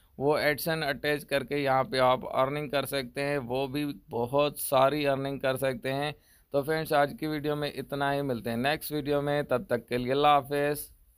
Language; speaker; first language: Urdu; native; Urdu